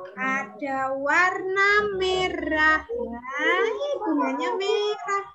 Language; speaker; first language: Indonesian; native; Indonesian